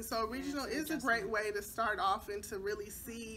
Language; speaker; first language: English; native; English